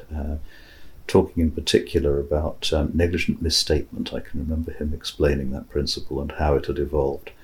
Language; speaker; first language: English; native; English